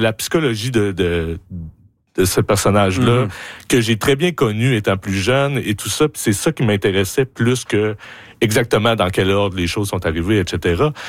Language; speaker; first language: French; native; French